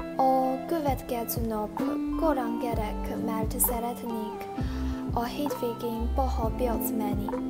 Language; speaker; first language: Hungarian; non-native, learner; Chinese